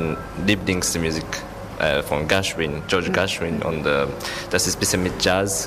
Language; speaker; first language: German; non-native, learner; Japanese